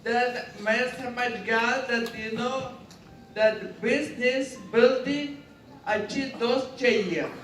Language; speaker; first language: Hindi; non-native, learner; Ukrainian